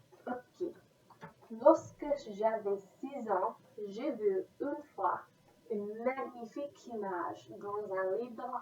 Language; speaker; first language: French; non-native, learner; English